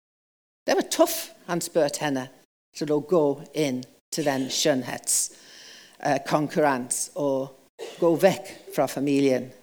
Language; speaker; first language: Norwegian; non-native, fluent; English